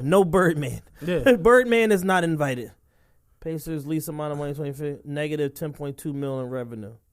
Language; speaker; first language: English; native; English